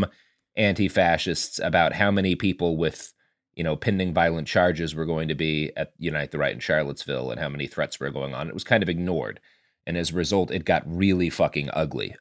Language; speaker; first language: English; native; English